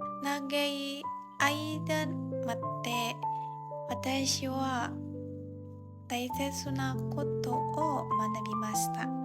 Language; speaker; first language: Japanese; non-native, learner; Indonesian